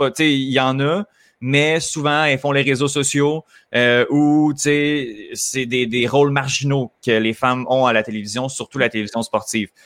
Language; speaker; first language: French; native; French